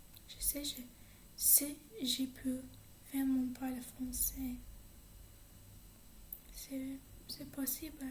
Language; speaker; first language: French; non-native, learner; English